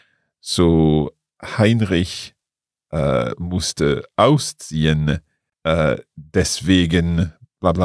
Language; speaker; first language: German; non-native, learner; English